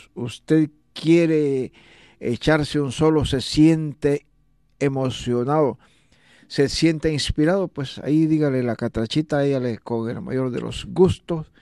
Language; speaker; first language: Spanish; native; Spanish